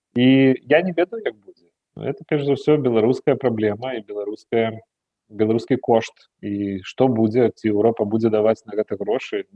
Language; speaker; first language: Belarusian; non-native, fluent; Lithuanian